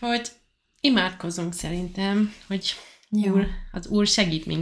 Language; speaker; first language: Hungarian; non-native, learner; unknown